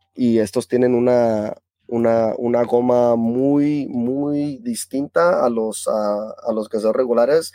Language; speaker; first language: Spanish; early bilingual, heritage; Spanish